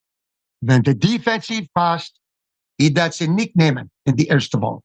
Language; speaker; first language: German; non-native, fluent; English